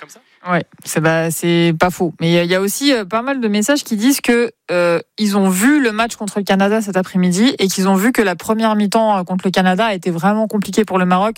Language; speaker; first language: French; native; French